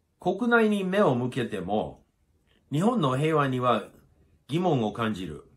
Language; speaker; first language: Japanese; non-native, fluent; English